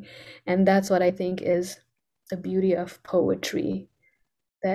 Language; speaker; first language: English; non-native, local second language; Nepali